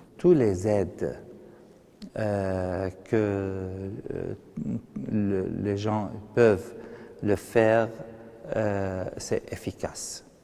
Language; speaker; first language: French; non-native, fluent; Arabic